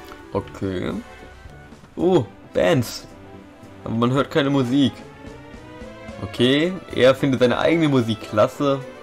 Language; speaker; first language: German; native; German